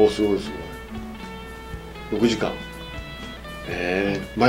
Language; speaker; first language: Japanese; native; Japanese